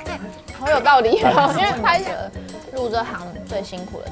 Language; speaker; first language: Chinese; native; Chinese